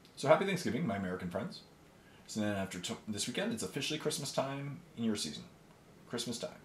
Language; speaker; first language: English; native; English